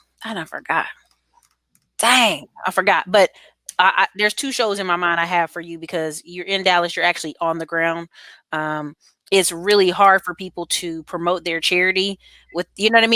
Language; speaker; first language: English; native; English